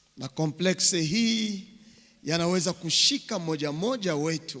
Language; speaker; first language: Swahili; native; Swahili